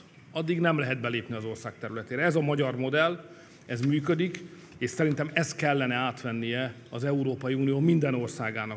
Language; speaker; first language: Hungarian; native; Hungarian